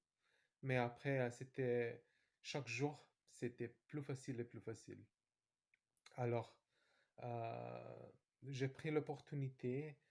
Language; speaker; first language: French; non-native, fluent; Serbian